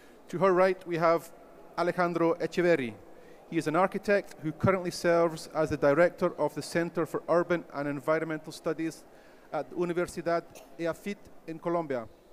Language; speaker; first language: English; native; English